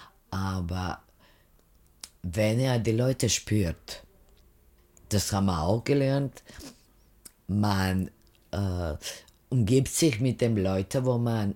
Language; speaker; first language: German; non-native, fluent; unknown